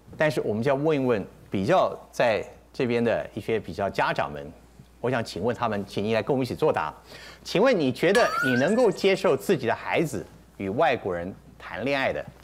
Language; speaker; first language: Chinese; native; Chinese